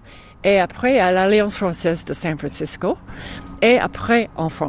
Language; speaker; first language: French; non-native, fluent; English